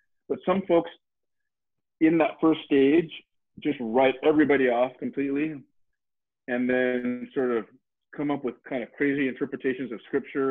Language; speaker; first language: English; early bilingual, other home language; Spanish